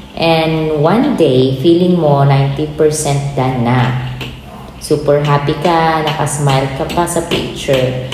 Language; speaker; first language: Filipino; native; Filipino